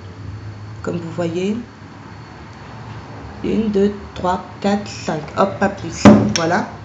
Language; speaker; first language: French; native; French